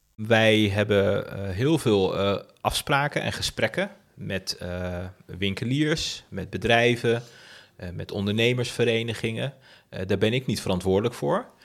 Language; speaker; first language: Dutch; early bilingual, other home language; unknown